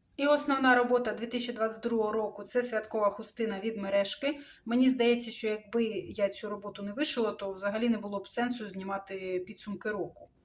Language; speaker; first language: Ukrainian; non-native, local second language; Russian